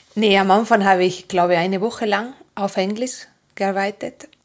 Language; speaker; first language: German; non-native, fluent; Spanish